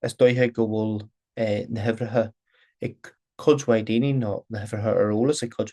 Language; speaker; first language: Irish; non-native, local second language; English